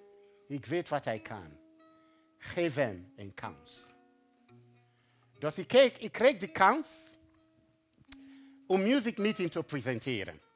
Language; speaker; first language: Dutch; non-native, fluent; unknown